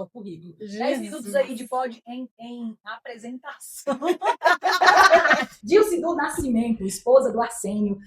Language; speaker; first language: Portuguese; native; Portuguese